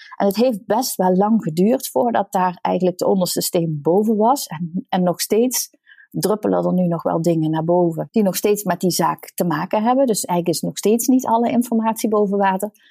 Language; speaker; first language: Dutch; native; Dutch